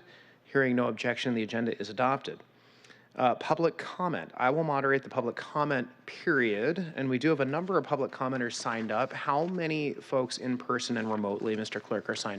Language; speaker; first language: English; native; English